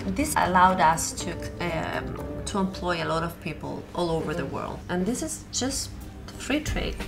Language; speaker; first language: English; native; English